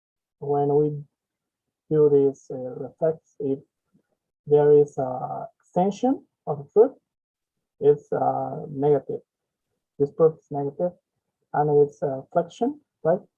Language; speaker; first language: English; non-native, learner; Spanish